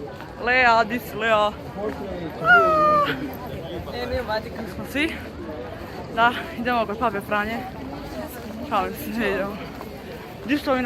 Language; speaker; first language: Bosnian; native; Bosnian